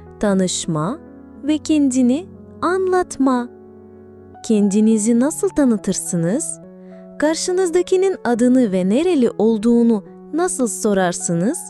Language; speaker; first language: Turkish; non-native, fluent; Russian